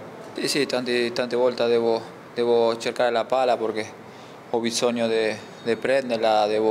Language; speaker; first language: Italian; non-native, fluent; Spanish